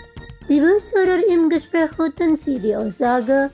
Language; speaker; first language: German; non-native, fluent; Indonesian